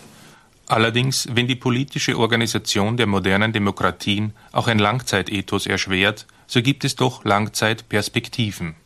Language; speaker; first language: German; native; German